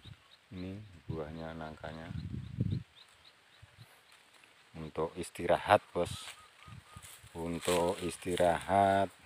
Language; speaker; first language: Indonesian; non-native, local second language; Javanese